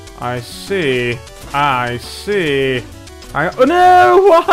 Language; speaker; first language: English; native; English